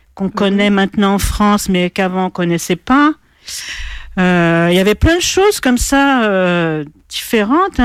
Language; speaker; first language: French; non-native, fluent; Portuguese